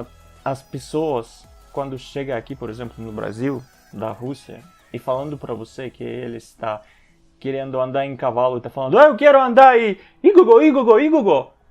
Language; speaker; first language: Portuguese; non-native, fluent; Russian